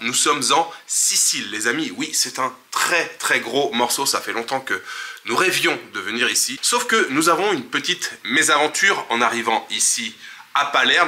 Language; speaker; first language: French; native; French